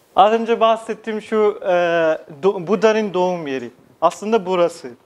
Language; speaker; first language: Turkish; non-native, fluent; Nepali